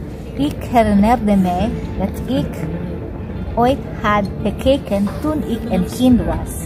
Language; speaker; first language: Dutch; non-native, learner; Filipino